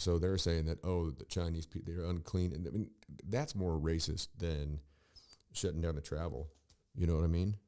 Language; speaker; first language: English; native; English